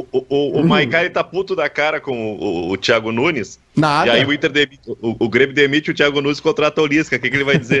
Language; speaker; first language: Portuguese; native; Portuguese